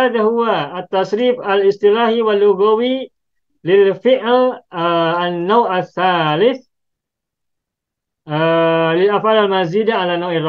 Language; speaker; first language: Arabic; non-native, fluent; Indonesian